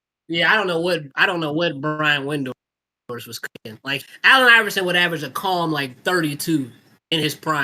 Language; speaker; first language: English; native; English